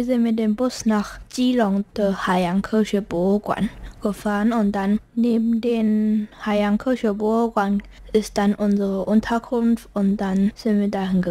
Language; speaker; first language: German; early bilingual, heritage; German